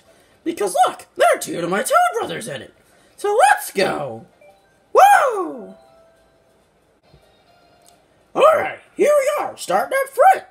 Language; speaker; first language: English; native; English